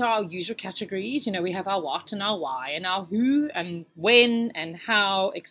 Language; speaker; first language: English; native; English